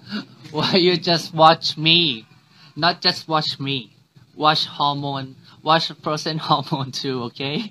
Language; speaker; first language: English; non-native, learner; Thai